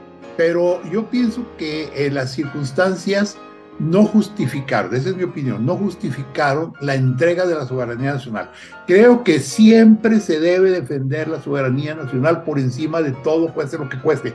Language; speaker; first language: Spanish; native; Spanish